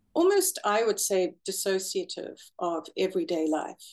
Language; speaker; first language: English; native; English